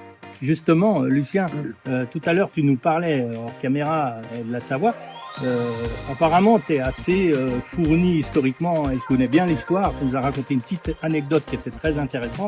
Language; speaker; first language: French; native; French